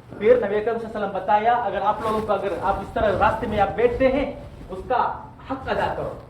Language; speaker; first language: Urdu; non-native, learner; Tamil